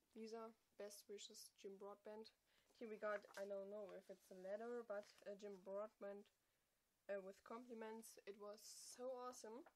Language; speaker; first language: English; non-native, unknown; German